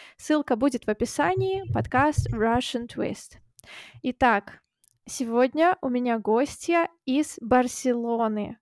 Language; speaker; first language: Russian; native; Russian